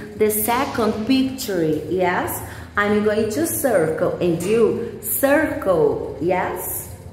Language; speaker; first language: English; non-native, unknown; Portuguese